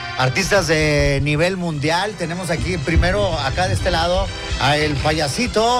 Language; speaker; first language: Spanish; native; Spanish